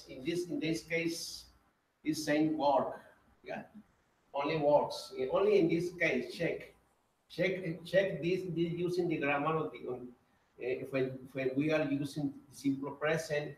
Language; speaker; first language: English; non-native, learner; Spanish